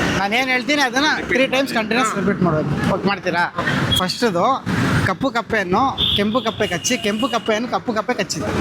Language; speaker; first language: Kannada; native; Kannada